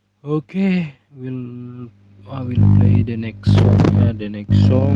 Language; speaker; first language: English; non-native, learner; Indonesian